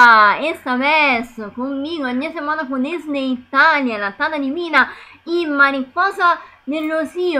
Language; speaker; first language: Spanish; non-native, learner; Italian